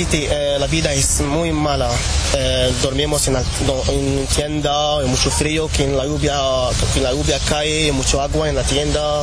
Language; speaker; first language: Spanish; non-native, learner; Arabic